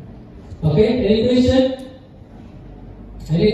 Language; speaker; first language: English; non-native, learner; Indonesian